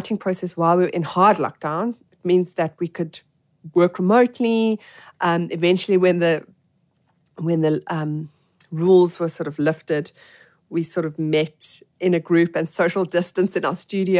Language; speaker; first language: English; native; English